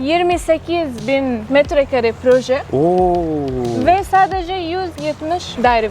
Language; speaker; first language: Turkish; non-native, learner; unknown